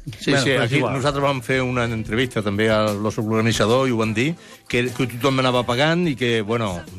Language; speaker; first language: Catalan; non-native, local second language; Spanish